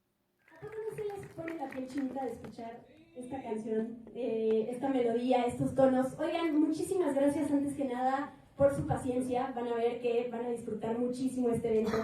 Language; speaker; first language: Spanish; native; Spanish